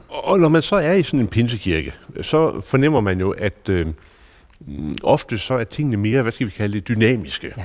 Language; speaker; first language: Danish; native; Danish